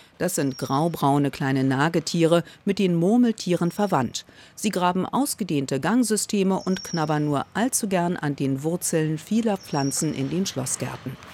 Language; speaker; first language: German; native; German